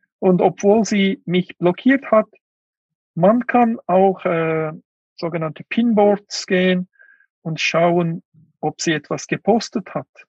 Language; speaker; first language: German; non-native, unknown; Uyghur